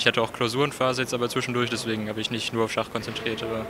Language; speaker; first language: German; native; German